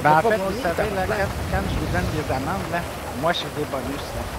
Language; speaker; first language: French; native; French